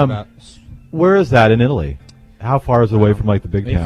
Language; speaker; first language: English; native; English